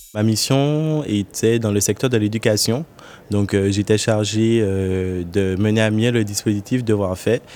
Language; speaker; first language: French; native; French